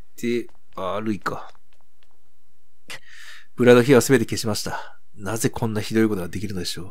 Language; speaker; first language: Japanese; native; Japanese